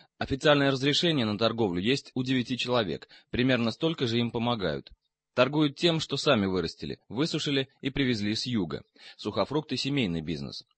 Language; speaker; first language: Russian; native; Russian